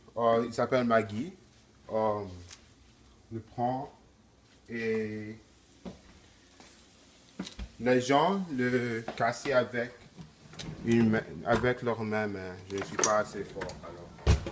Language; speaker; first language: French; non-native, learner; English